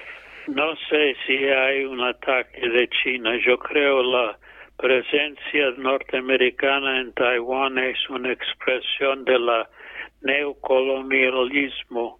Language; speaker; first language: Spanish; non-native, fluent; English